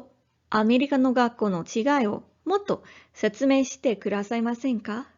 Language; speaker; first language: Japanese; non-native, learner; English